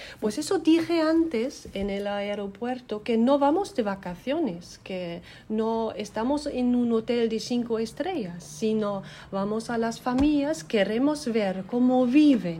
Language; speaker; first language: Spanish; non-native, fluent; German